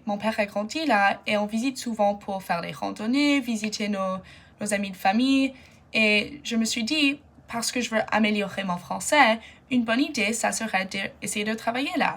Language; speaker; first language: French; non-native, fluent; English